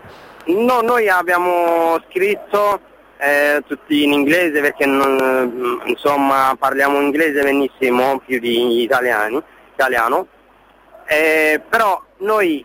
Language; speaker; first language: Italian; non-native, learner; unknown